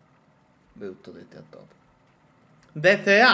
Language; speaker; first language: Italian; native; Italian